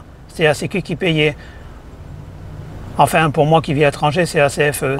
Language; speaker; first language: French; native; French